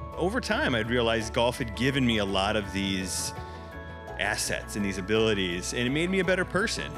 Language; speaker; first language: English; native; English